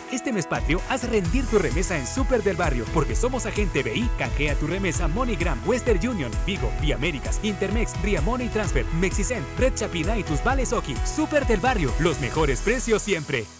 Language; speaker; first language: Spanish; native; Spanish